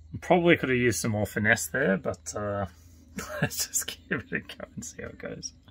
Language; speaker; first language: English; native; English